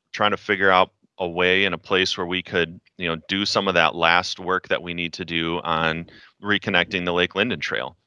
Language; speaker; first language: English; native; English